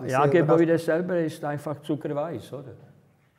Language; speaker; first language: German; non-native, fluent; Czech